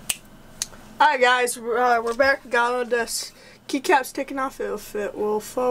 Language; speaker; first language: English; native; English